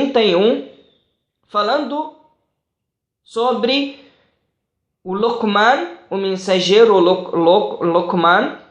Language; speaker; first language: Portuguese; non-native, fluent; Arabic